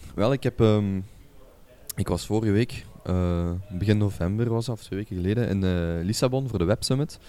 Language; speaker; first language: Dutch; native; Dutch